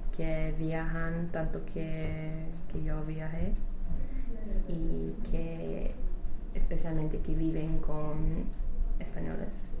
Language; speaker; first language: Spanish; non-native, fluent; English